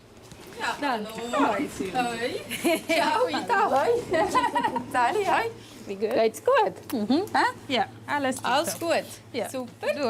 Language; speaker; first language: German; non-native, learner; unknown